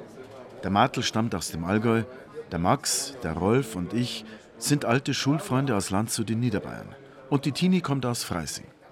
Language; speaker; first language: German; native; German